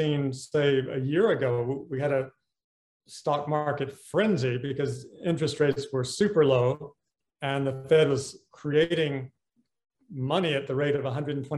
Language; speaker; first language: English; native; English